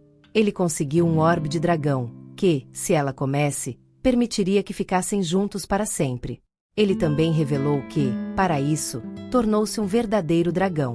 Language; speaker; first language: Portuguese; native; Portuguese